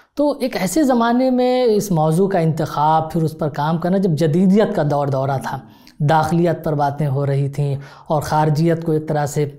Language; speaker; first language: Hindi; native; Hindi